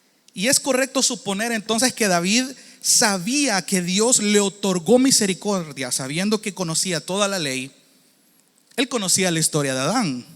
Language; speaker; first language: Spanish; native; Spanish